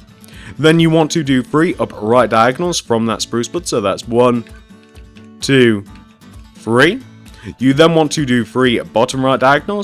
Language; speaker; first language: English; native; English